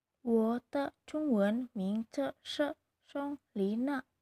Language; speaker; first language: Chinese; non-native, learner; Indonesian